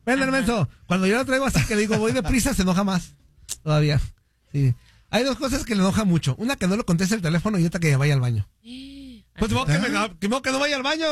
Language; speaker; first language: Spanish; native; Spanish